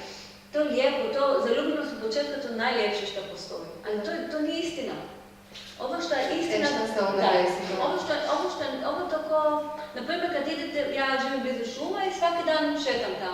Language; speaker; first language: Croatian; non-native, learner; Hebrew